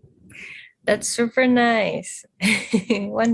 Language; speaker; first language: English; non-native, fluent; Japanese